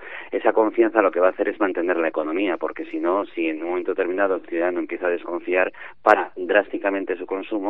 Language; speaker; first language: Spanish; native; Spanish